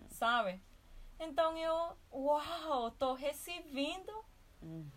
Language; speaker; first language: Portuguese; non-native, fluent; Spanish